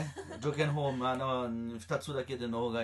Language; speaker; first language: Japanese; non-native, learner; French